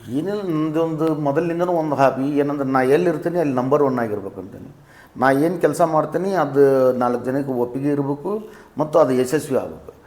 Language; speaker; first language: Kannada; native; Kannada